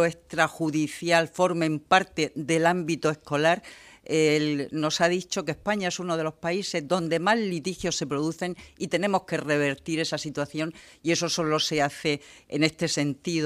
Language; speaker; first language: Spanish; native; Spanish